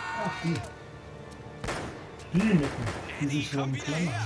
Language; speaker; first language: German; native; German